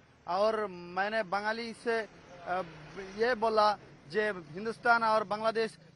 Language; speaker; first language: Hindi; non-native, learner; Bangla